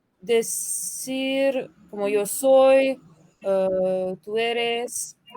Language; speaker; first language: Spanish; non-native, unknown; Lithuanian